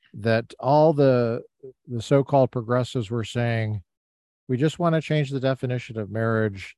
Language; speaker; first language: English; native; English